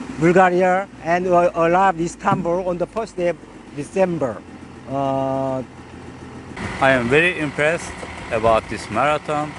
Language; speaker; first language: English; non-native, learner; Korean